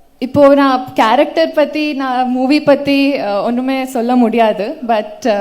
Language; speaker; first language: Tamil; non-native, learner; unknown